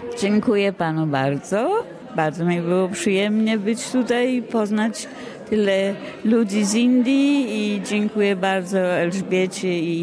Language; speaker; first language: Polish; early bilingual, heritage; Polish